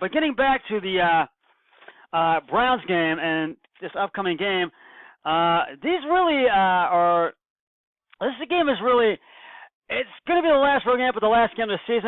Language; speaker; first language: English; native; English